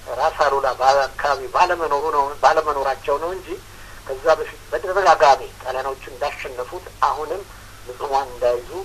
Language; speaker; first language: Amharic; non-native, local second language; Sebat Bet Gurage